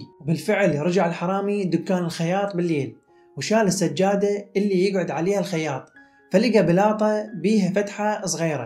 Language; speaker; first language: Arabic; native; Arabic